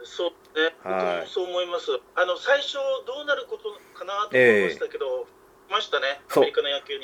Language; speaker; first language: Japanese; native; Japanese